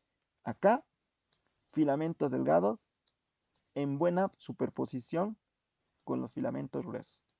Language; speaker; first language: Spanish; native; Spanish